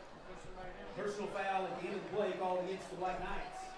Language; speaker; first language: English; native; English